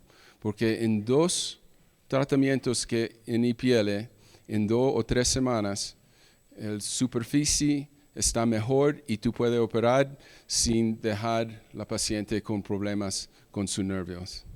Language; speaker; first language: Spanish; early bilingual, heritage; English